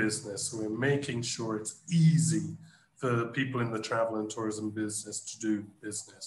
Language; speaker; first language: English; native; English